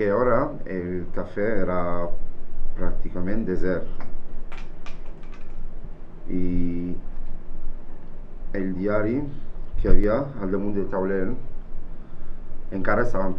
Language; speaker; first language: Catalan; non-native, learner; Italian